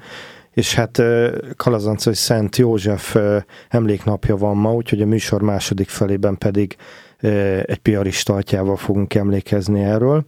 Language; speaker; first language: Hungarian; native; Hungarian